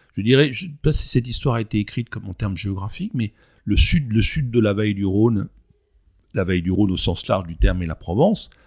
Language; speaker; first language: French; native; French